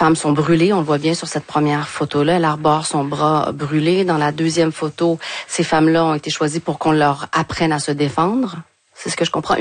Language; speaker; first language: French; native; French